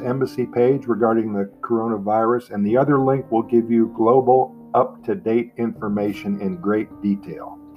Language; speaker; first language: English; native; English